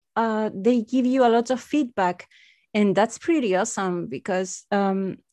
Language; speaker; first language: English; non-native, fluent; Spanish